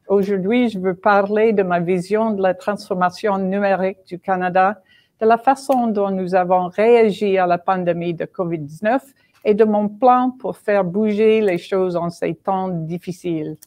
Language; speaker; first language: French; non-native, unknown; English